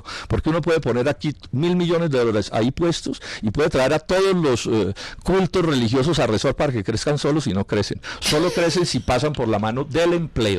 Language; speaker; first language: Spanish; native; Spanish